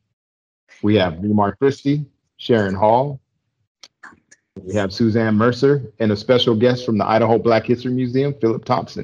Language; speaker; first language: English; native; English